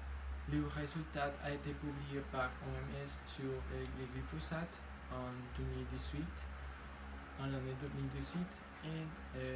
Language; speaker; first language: French; non-native, learner; Spanish